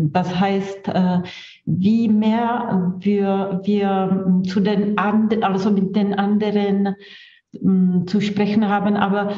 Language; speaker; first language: German; non-native, fluent; Czech